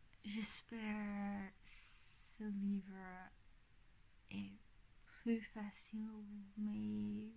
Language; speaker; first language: French; non-native, learner; English